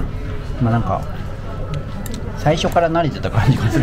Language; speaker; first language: Japanese; native; Japanese